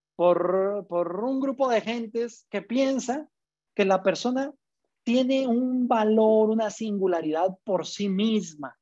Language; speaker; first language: Spanish; native; Spanish